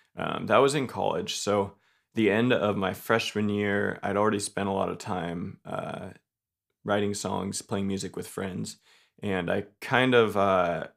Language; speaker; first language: English; native; English